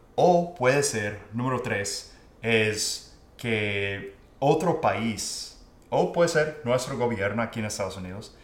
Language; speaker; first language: Spanish; non-native, fluent; English